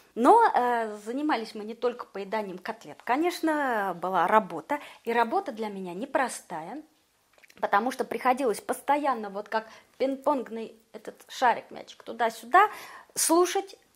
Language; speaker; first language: Russian; native; Russian